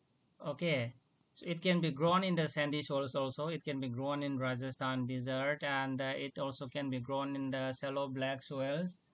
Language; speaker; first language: English; non-native, local second language; Manipuri